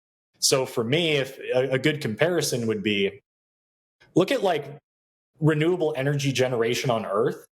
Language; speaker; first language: English; native; English